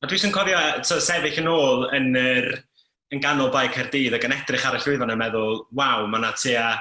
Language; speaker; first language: Welsh; native; Welsh